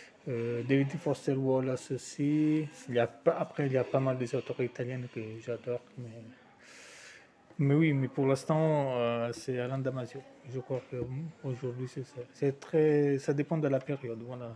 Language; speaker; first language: French; non-native, fluent; Italian